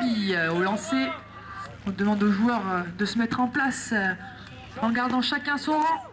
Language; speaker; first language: French; native; French